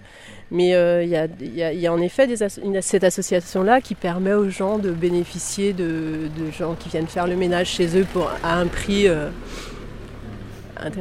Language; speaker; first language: French; native; French